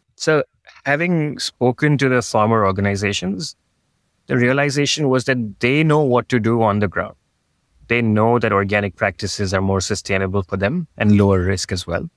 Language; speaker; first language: English; non-native, local second language; Hindi